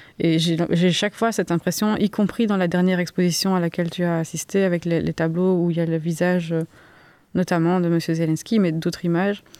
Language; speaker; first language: French; native; French